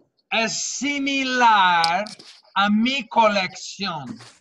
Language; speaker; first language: Spanish; non-native, fluent; English